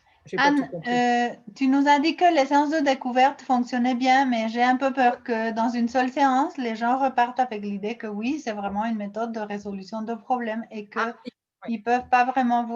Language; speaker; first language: French; non-native, fluent; Spanish